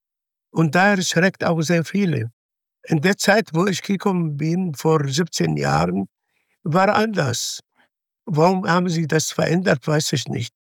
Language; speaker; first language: German; non-native, fluent; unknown